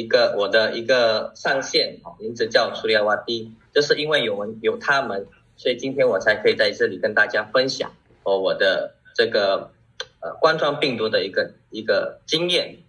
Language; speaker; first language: Chinese; early bilingual, heritage; Chinese